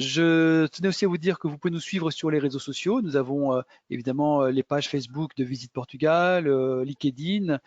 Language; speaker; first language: French; native; French